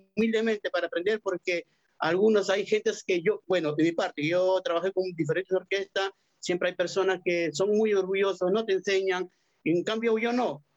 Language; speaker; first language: Spanish; native; Spanish